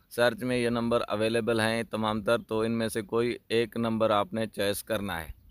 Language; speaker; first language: Urdu; native; Urdu